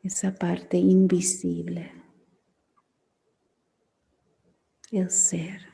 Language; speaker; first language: Spanish; non-native, fluent; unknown